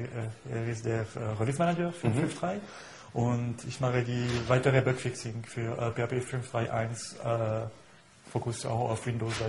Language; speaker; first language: German; non-native, fluent; French